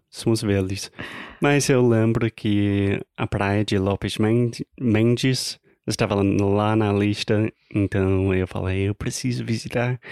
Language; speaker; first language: Portuguese; non-native, fluent; English